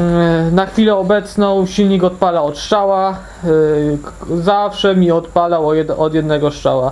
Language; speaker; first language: Polish; native; Polish